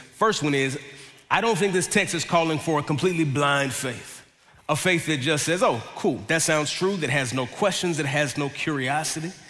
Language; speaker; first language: English; native; English